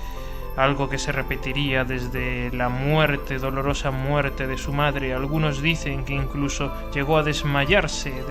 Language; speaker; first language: Spanish; native; Spanish